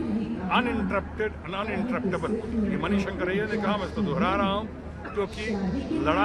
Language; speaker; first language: Hindi; native; Hindi